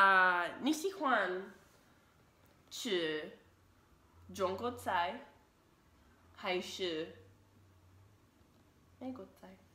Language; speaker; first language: Chinese; non-native, learner; English